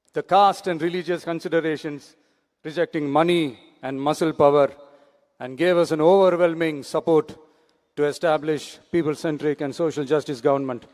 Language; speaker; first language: English; non-native, local second language; Tamil